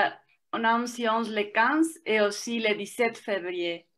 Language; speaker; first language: French; non-native, fluent; Spanish